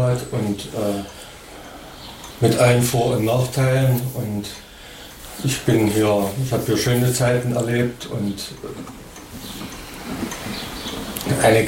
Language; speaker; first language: German; native; German